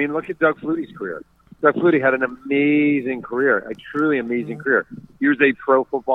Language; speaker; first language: English; native; English